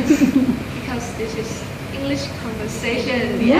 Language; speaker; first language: English; non-native, learner; Thai